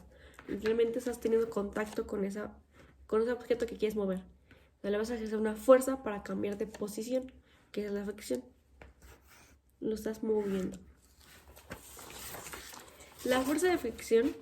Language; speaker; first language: Spanish; native; Spanish